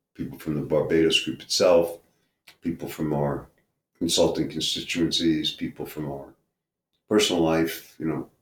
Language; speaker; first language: English; native; English